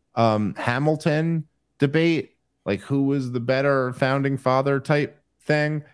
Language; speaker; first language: English; native; English